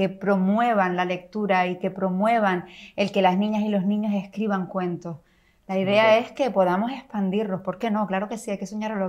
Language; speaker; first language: Spanish; native; Spanish